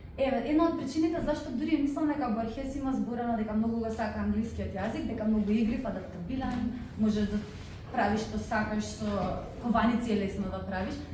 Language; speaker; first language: Macedonian; early bilingual, heritage; Macedonian